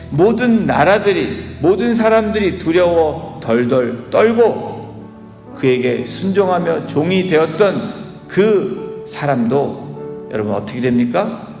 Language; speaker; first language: Korean; native; Korean